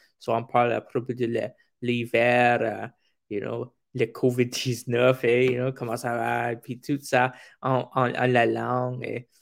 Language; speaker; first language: French; non-native, local second language; English